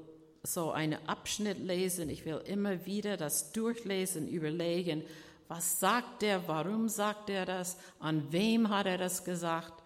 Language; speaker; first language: German; non-native, fluent; English